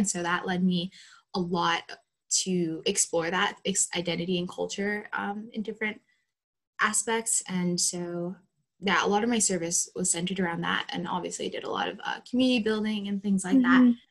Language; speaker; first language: English; native; English